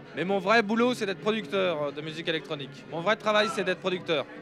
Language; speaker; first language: French; native; French